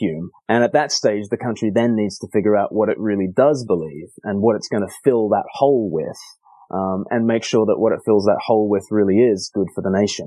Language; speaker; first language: English; native; English